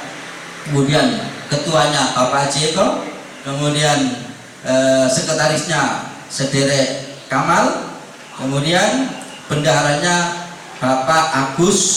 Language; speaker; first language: Indonesian; native; Indonesian